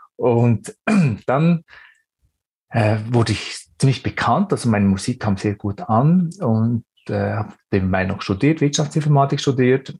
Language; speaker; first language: German; early bilingual, other home language; Greek